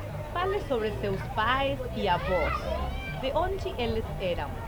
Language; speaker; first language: Portuguese; non-native, fluent; Spanish